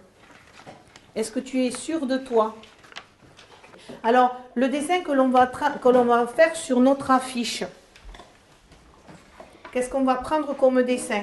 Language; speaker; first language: French; native; French